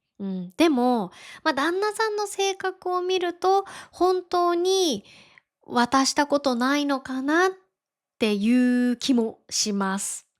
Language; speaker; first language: Japanese; native; Japanese